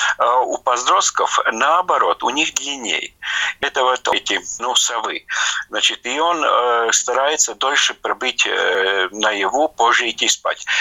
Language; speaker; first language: Russian; non-native, local second language; Latvian